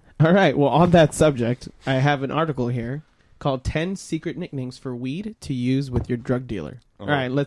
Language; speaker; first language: English; native; English